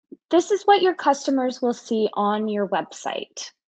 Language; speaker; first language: English; native; English